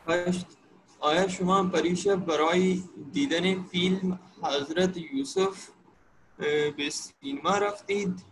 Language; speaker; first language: Persian; non-native, learner; Urdu